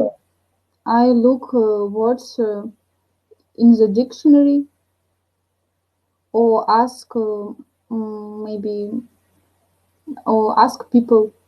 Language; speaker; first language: English; non-native, learner; Russian